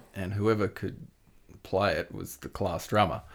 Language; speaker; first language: English; native; English